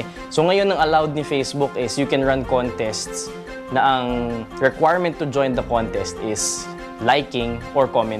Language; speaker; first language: Filipino; native; Filipino